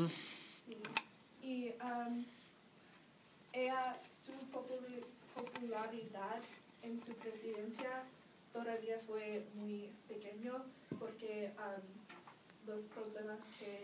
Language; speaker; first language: Spanish; non-native, learner; English